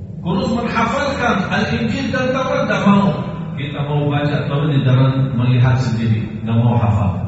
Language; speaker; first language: Indonesian; non-native, fluent; Arabic